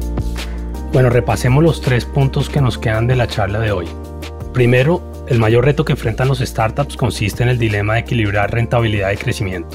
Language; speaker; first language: Spanish; native; Spanish